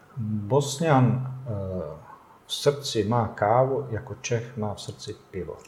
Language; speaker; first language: Czech; non-native, fluent; Bosnian